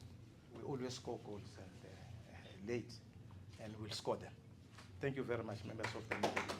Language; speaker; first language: English; non-native, local second language; Zulu